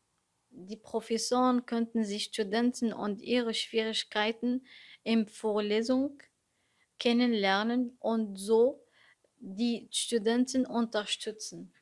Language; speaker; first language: German; non-native, learner; Arabic